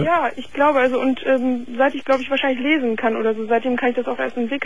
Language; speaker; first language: German; native; German